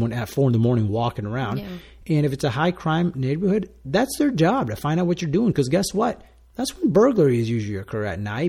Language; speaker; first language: English; non-native, fluent; Spanish